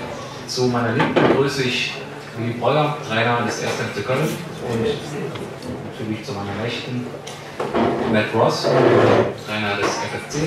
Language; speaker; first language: German; native; German